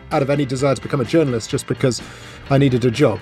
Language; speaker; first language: English; native; English